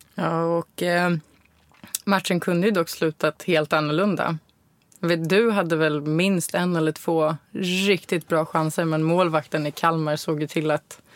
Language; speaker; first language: Swedish; native; Swedish